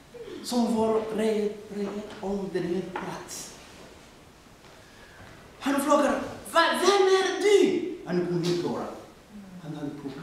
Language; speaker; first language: Swedish; non-native, fluent; Rundi